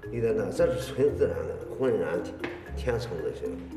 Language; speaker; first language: Chinese; native; Chinese